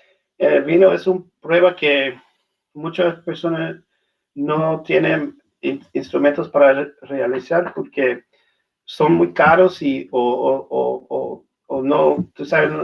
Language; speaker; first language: Spanish; non-native, learner; English